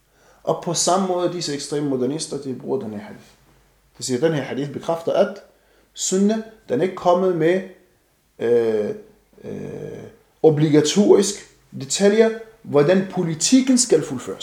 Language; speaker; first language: Danish; non-native, fluent; Arabic